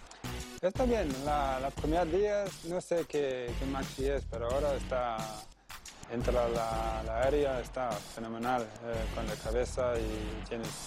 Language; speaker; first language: Spanish; non-native, learner; Danish